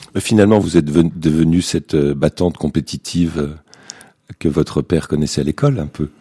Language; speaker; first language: French; native; French